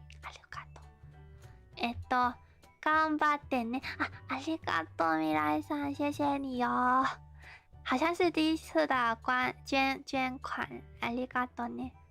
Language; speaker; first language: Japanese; non-native, learner; English